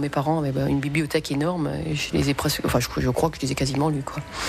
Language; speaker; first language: French; native; French